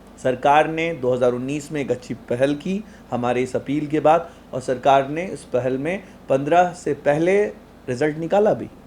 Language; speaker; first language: Hindi; native; Hindi